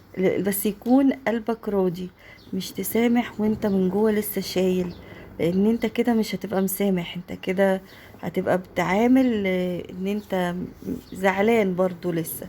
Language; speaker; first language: Arabic; native; Arabic